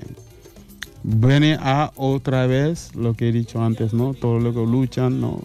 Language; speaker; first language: Spanish; non-native, fluent; Wolof